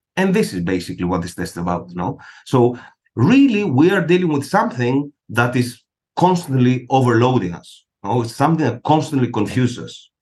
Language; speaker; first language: English; non-native, fluent; Greek